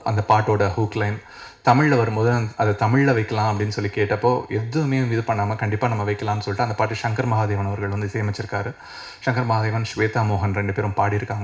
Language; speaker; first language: Tamil; native; Tamil